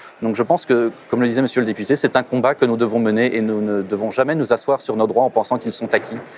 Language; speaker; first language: French; native; French